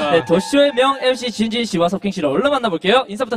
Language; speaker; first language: Korean; native; Korean